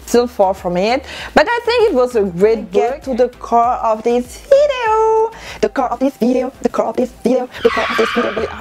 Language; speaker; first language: English; non-native, fluent; French